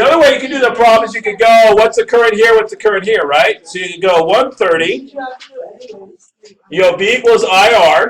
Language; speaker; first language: English; native; English